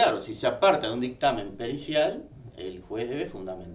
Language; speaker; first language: Spanish; native; Spanish